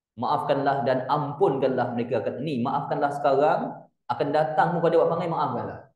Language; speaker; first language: Malay; native; Malay